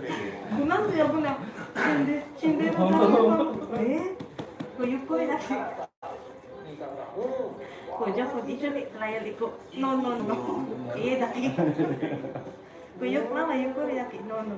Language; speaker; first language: Japanese; non-native, learner; Filipino